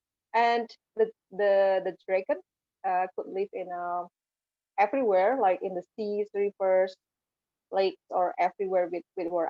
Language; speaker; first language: English; non-native, fluent; Indonesian